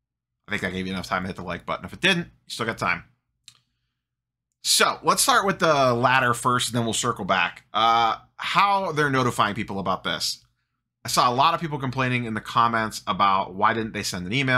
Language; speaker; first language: English; native; English